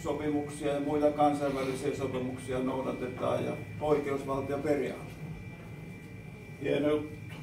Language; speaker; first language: Finnish; native; Finnish